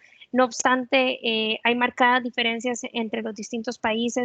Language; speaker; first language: Spanish; native; Spanish